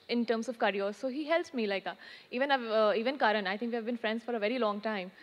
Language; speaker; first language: Hindi; native; Hindi